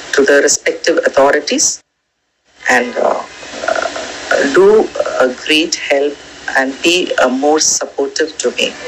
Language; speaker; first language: English; non-native, local second language; Tamil